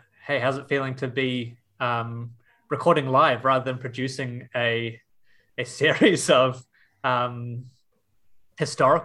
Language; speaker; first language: English; native; English